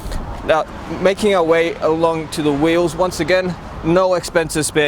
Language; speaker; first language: English; native; English